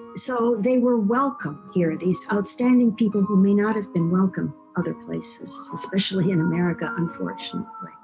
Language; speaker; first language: English; native; English